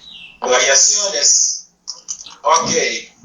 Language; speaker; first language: Spanish; non-native, learner; Portuguese